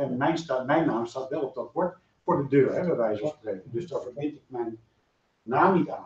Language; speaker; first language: Dutch; native; Dutch